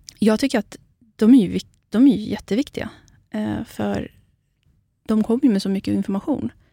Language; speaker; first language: Swedish; early bilingual, other home language; Kurdish